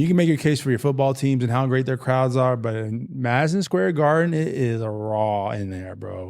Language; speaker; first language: English; native; English